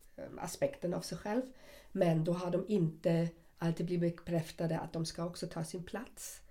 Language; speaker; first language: Swedish; non-native, fluent; German